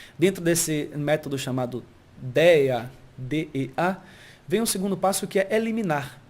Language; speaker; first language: Portuguese; early bilingual, heritage; Portuguese